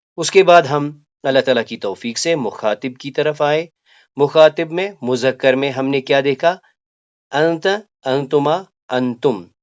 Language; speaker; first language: Urdu; native; Urdu